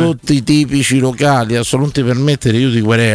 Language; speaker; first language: Italian; native; Italian